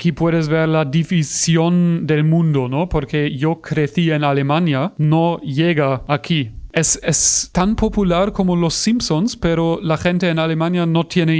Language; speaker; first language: Spanish; non-native, fluent; German